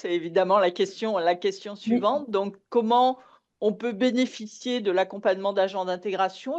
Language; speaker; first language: French; native; French